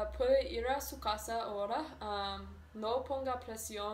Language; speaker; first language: Spanish; non-native, learner; English